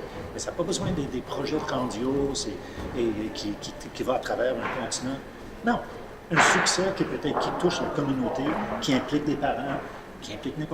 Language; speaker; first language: French; native; French